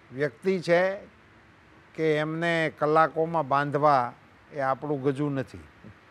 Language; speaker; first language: Gujarati; native; Gujarati